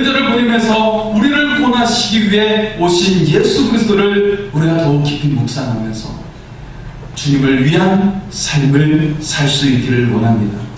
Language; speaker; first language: Korean; native; Korean